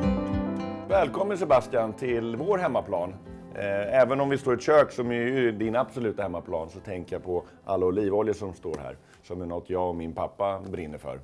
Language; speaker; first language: Swedish; native; Swedish